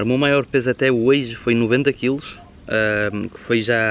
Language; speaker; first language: Portuguese; native; Portuguese